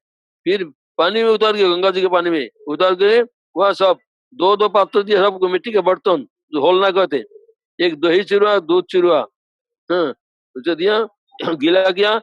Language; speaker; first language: Hindi; non-native, local second language; Bangla